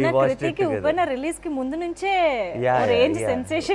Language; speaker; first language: Telugu; native; Telugu